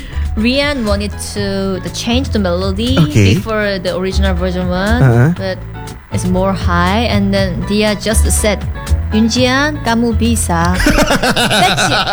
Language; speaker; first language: English; non-native, learner; Indonesian